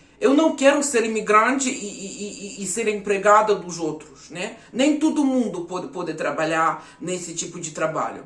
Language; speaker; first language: Portuguese; early bilingual, other home language; Ukrainian